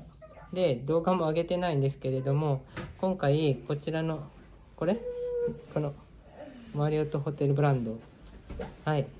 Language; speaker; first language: Japanese; native; Japanese